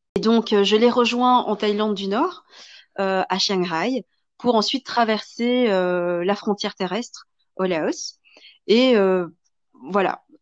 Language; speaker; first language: French; early bilingual, other home language; Vietnamese